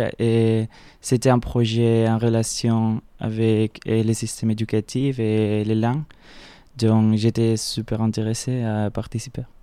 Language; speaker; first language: French; non-native, learner; Spanish